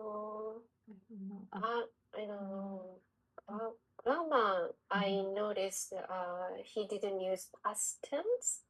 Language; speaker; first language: English; non-native, learner; Japanese